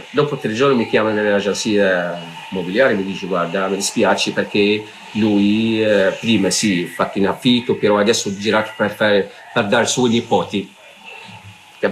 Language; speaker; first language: Italian; non-native, learner; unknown